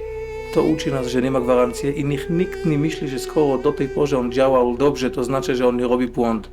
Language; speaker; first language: Polish; non-native, fluent; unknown